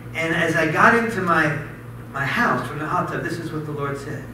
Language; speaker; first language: English; native; English